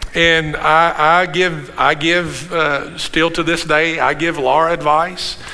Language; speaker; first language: English; native; English